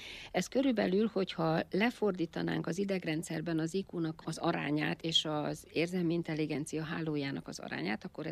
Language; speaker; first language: Hungarian; native; Hungarian